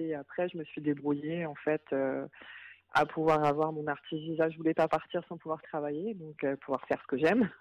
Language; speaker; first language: French; native; French